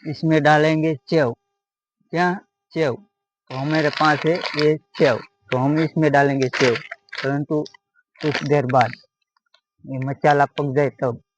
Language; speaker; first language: Hindi; non-native, local second language; Gujarati